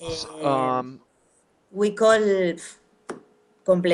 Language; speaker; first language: English; non-native, learner; Spanish